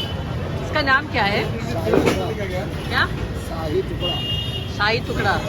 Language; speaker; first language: Hindi; non-native, local second language; Malayalam